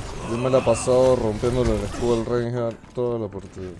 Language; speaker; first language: Spanish; native; Spanish